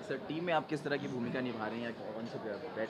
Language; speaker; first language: Hindi; native; Hindi